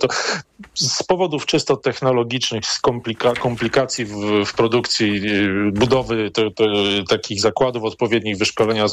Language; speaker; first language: Polish; native; Polish